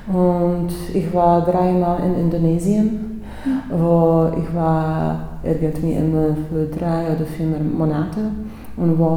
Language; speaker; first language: German; non-native, fluent; Czech